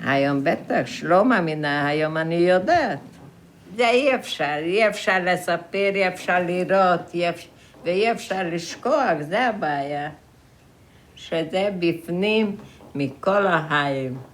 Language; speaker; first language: Hebrew; non-native, fluent; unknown